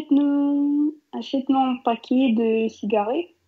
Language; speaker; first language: French; non-native, learner; Russian